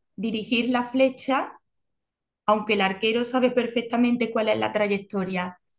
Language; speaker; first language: Spanish; native; Spanish